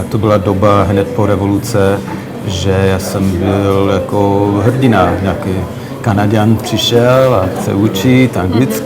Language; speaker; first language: Czech; non-native, fluent; English